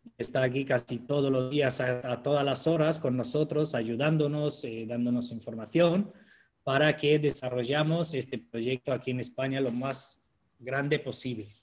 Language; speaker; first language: Spanish; non-native, fluent; Romanian